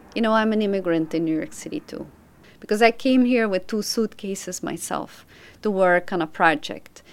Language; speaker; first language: English; non-native, fluent; Dutch